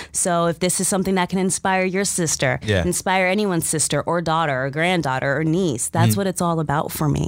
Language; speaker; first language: English; early bilingual, other home language; Russian